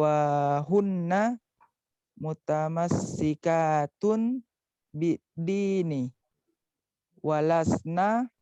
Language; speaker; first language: Arabic; non-native, learner; Indonesian